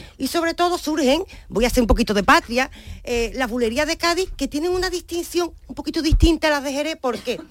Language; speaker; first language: Spanish; native; Spanish